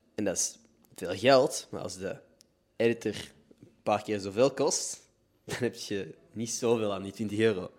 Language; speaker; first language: Dutch; native; Dutch